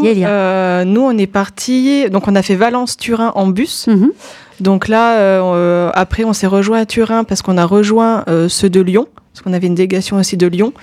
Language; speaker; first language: French; native; French